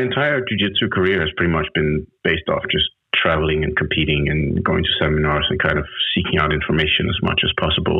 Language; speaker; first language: English; non-native, fluent; Danish